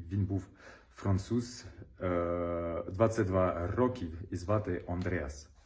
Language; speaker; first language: Ukrainian; non-native, learner; French